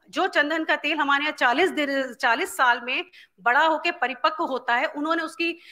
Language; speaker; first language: Hindi; native; Hindi